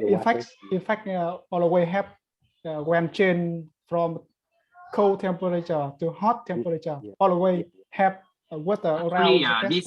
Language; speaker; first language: English; non-native, learner; Vietnamese